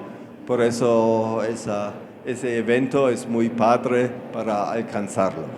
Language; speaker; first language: Spanish; non-native, fluent; German